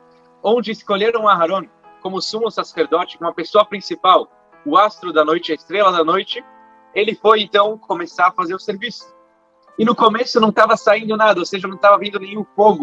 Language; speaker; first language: Portuguese; native; Portuguese